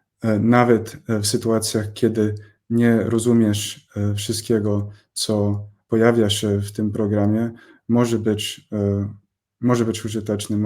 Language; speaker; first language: Polish; non-native, fluent; English